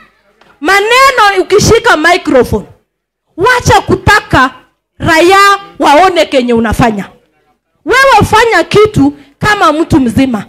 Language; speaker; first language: Swahili; non-native, local second language; Kalenjin